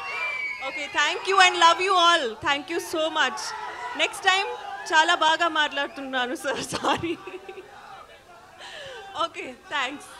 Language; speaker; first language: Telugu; non-native, learner; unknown